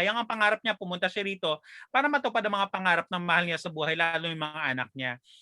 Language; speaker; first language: Filipino; non-native, local second language; Hiligaynon